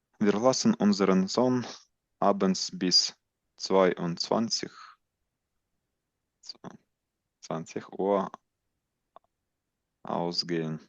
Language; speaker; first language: German; non-native, learner; Ukrainian